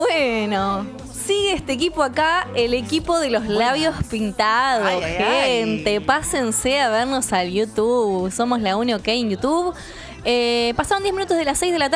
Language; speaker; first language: Spanish; native; Spanish